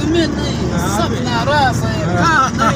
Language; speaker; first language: Hindi; non-native, learner; Pashto